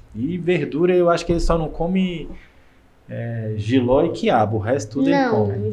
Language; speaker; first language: Portuguese; native; Portuguese